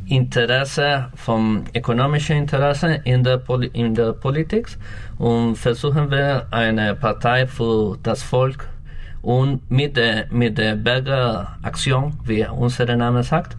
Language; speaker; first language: German; non-native, learner; Spanish